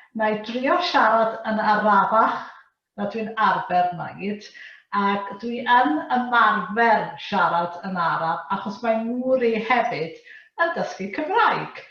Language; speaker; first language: Welsh; native; Welsh